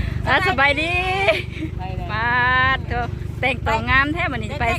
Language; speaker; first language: Thai; non-native, local second language; Lao